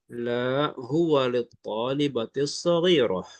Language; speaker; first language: Arabic; non-native, fluent; Malay